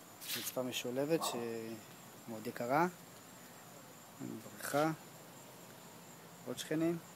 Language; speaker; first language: Hebrew; native; Hebrew